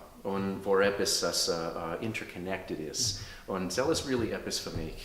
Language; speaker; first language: German; early bilingual, heritage; English